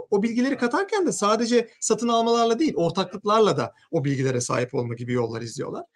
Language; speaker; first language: Turkish; native; Turkish